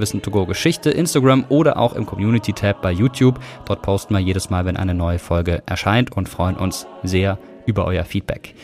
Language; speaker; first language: German; native; German